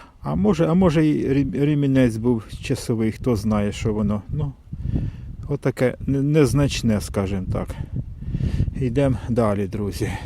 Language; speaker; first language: Ukrainian; non-native, local second language; Russian